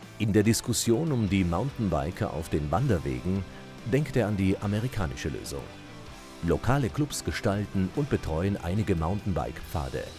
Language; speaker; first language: German; native; German